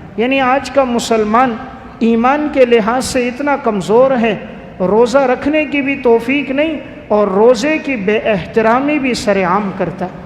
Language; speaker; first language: Urdu; native; Urdu